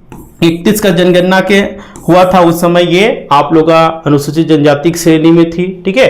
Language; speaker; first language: Hindi; native; Hindi